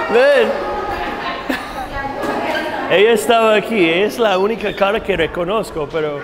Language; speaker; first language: Spanish; non-native, fluent; English